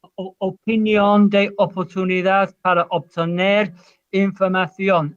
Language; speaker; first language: Spanish; non-native, learner; English